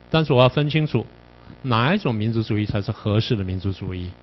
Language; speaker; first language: Chinese; native; Chinese